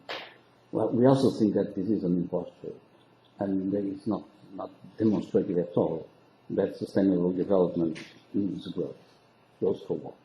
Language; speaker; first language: English; non-native, local second language; Portuguese